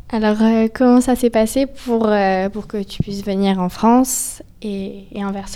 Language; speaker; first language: French; native; French